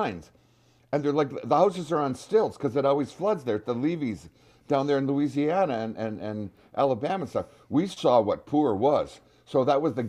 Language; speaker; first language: English; native; English